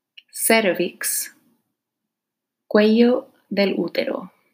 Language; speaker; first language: Spanish; non-native, fluent; English